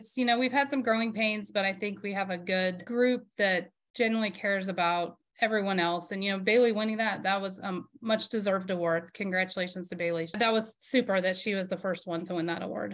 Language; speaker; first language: English; native; English